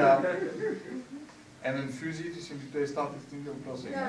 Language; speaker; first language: Dutch; non-native, local second language; French